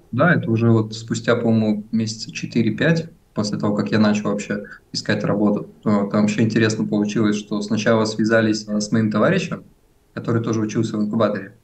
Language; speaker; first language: Russian; native; Russian